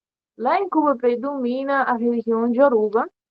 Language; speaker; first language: Portuguese; non-native, learner; Spanish